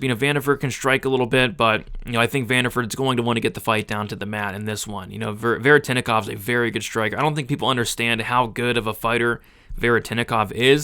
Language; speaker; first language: English; native; English